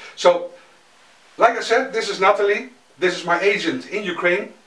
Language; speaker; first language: English; non-native, fluent; Dutch